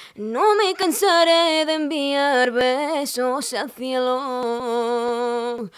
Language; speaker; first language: Spanish; native; Spanish